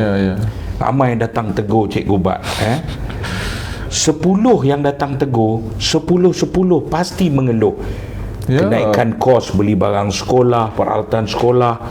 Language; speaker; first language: Malay; native; Malay